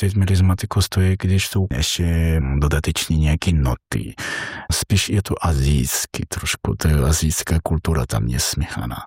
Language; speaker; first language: Czech; non-native, learner; Georgian